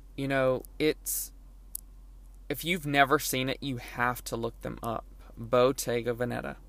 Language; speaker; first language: English; native; English